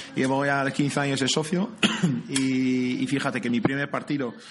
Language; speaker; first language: Spanish; non-native, fluent; Dutch